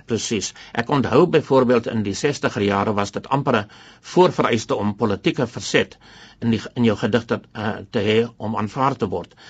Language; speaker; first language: Afrikaans; non-native, local second language; English